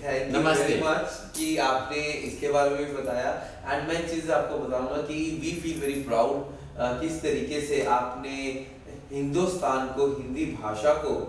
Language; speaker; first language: Hindi; native; Hindi